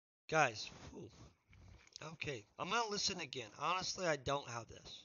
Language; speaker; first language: English; native; English